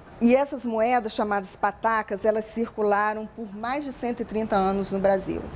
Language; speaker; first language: Portuguese; native; Portuguese